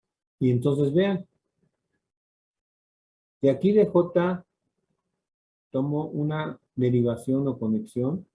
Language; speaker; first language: Spanish; native; Spanish